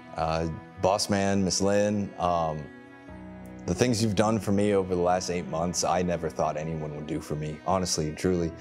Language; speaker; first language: English; native; English